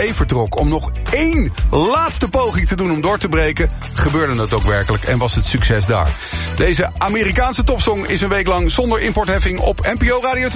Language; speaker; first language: Dutch; native; Dutch